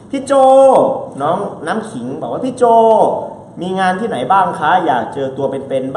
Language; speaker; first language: Thai; native; Thai